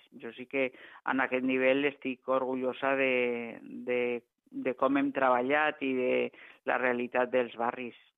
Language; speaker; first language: Catalan; non-native, local second language; Spanish